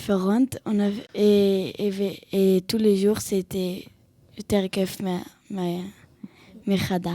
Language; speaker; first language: French; early bilingual, heritage; French